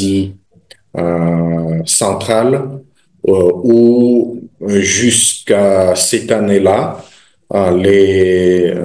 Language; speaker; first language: French; non-native, fluent; Russian